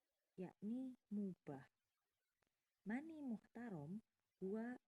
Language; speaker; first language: Arabic; non-native, learner; Indonesian